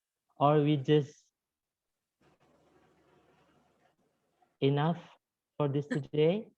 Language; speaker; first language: English; non-native, fluent; Indonesian